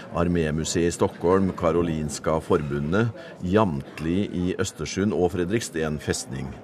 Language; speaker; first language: Norwegian; native; Norwegian